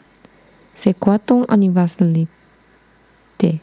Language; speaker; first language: French; non-native, learner; Japanese